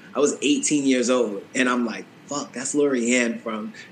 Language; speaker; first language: English; native; English